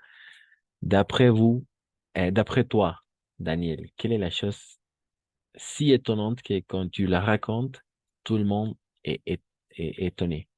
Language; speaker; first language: French; non-native, fluent; Spanish